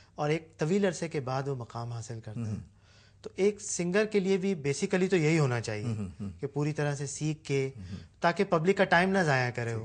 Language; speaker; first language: Urdu; native; Urdu